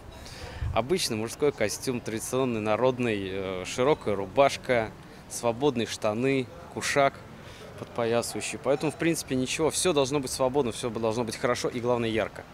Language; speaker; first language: Russian; native; Russian